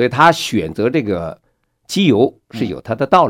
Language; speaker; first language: Chinese; native; Chinese